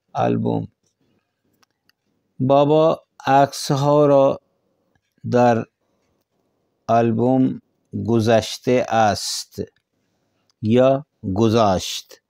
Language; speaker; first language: Persian; non-native, fluent; Urdu